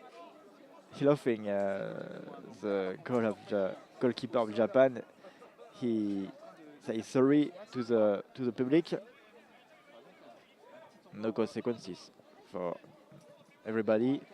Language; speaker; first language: English; non-native, learner; French